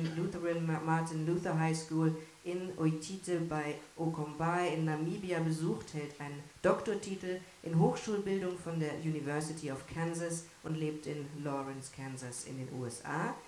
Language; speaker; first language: German; native; German